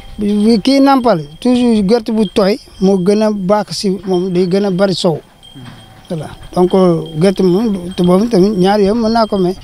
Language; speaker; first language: Wolof; non-native, fluent; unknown